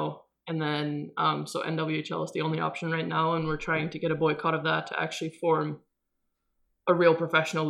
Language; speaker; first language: English; non-native, fluent; Swedish